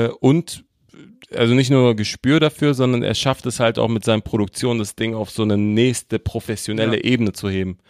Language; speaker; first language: German; native; German